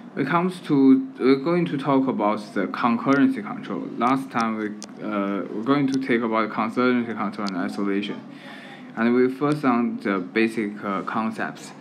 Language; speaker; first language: English; non-native, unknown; Chinese